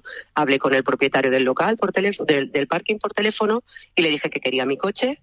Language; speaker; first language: Spanish; native; Spanish